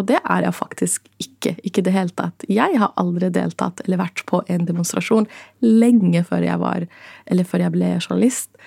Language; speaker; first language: Norwegian; non-native, fluent; Arabic